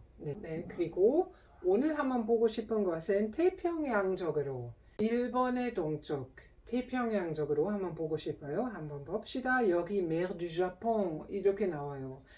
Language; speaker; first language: Korean; non-native, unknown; German